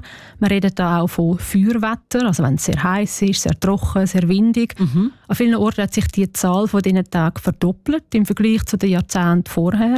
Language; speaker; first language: German; native; German